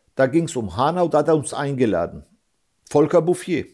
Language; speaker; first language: German; early bilingual, other home language; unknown